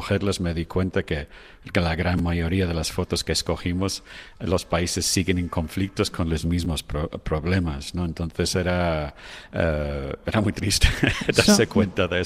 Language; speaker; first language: Spanish; non-native, fluent; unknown